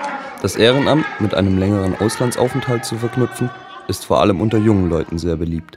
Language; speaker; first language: German; native; German